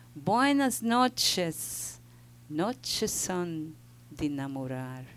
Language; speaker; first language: English; non-native, fluent; Ladino